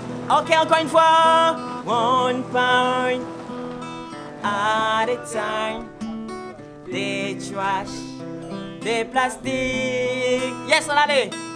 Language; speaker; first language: English; non-native, learner; Haitian Creole